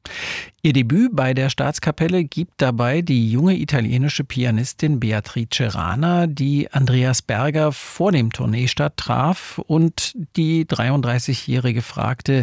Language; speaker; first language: German; native; German